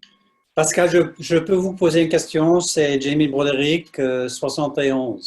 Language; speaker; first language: French; non-native, fluent; English